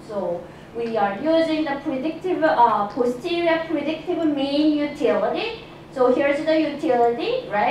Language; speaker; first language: English; non-native, fluent; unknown